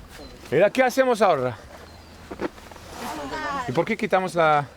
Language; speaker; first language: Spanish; non-native, learner; French